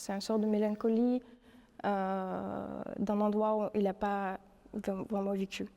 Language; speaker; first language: French; non-native, fluent; Russian